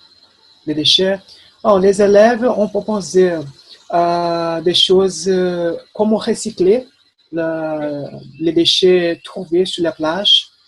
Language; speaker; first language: French; non-native, fluent; Portuguese